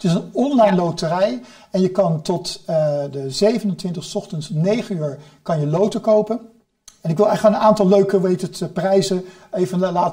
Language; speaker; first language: Dutch; native; Dutch